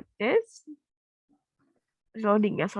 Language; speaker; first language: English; non-native, fluent; Indonesian